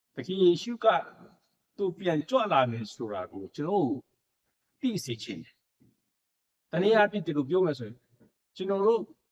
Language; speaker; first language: Burmese; non-native, local second language; Tedim Chin